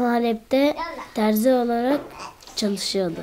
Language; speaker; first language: Turkish; early bilingual, other home language; Arabic